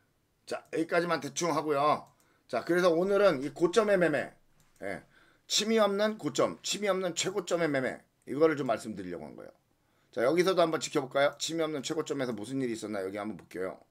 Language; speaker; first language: Korean; native; Korean